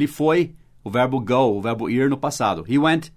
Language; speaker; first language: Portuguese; early bilingual, other home language; English